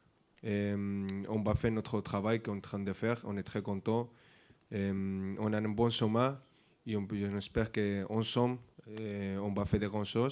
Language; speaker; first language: French; non-native, fluent; Spanish